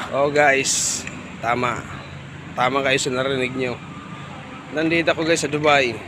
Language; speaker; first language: Filipino; non-native, local second language; Bikol